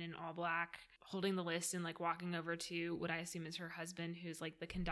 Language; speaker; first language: English; native; English